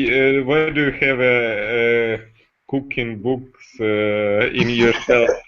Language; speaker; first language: English; non-native, fluent; Russian